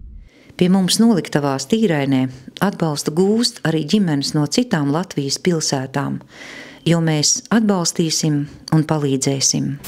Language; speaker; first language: Latvian; native; Latvian